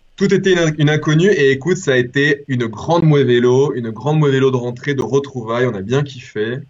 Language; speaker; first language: French; early bilingual, other home language; Spanish